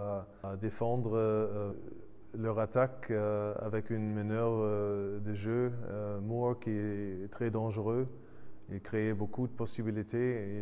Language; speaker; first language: French; non-native, fluent; German